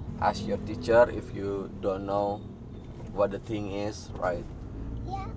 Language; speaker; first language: English; non-native, fluent; Indonesian